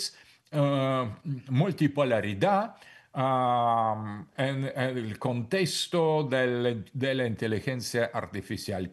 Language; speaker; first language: Spanish; non-native, fluent; Russian